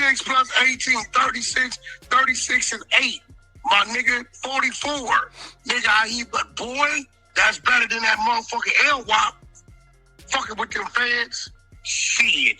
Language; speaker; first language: English; native; English